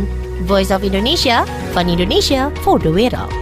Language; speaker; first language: Dutch; non-native, fluent; Indonesian